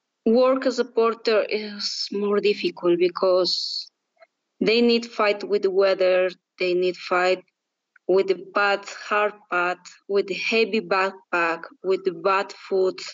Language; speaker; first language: English; non-native, learner; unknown